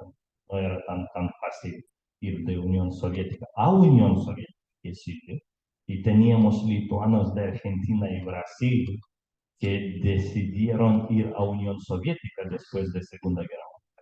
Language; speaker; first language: Spanish; non-native, learner; Lithuanian